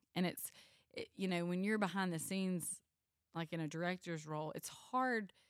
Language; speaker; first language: English; native; English